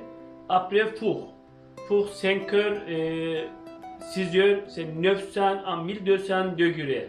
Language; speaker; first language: French; non-native, learner; Turkish